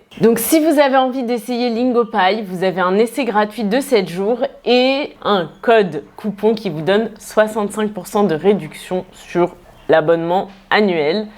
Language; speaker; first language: French; native; French